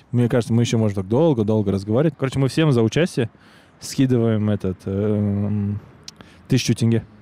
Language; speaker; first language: Russian; native; Russian